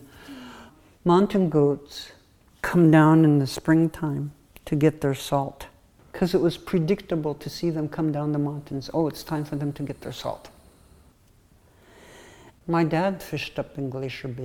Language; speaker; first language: English; native; English